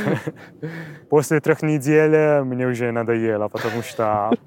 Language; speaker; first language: Russian; non-native, fluent; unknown